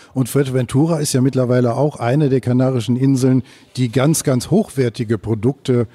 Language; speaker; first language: German; native; German